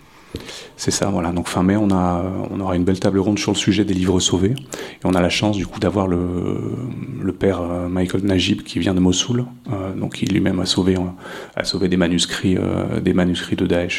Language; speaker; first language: French; native; French